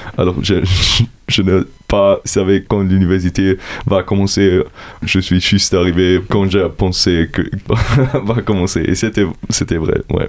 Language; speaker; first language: French; non-native, learner; German